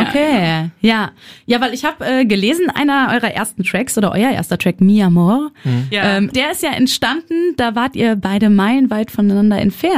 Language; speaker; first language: German; native; German